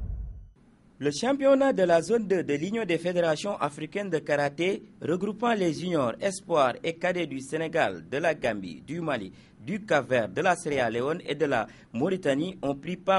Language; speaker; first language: French; non-native, local second language; Wolof